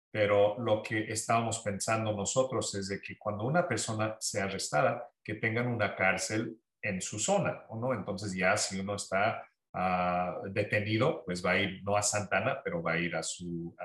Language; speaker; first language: Spanish; early bilingual, heritage; Spanish